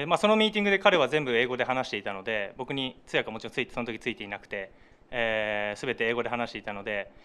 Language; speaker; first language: Japanese; native; Japanese